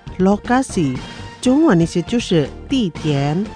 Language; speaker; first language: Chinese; non-native, fluent; Indonesian